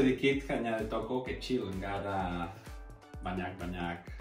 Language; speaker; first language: Indonesian; non-native, learner; Spanish